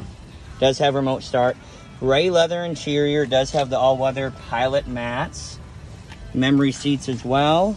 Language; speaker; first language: English; native; English